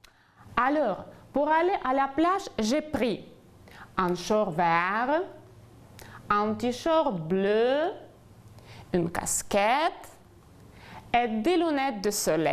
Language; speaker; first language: French; non-native, fluent; Ukrainian